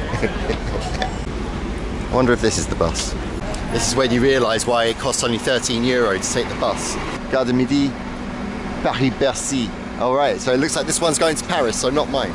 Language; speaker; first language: English; native; English